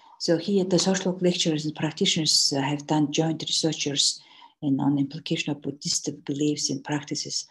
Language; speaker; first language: English; non-native, learner; Mongolian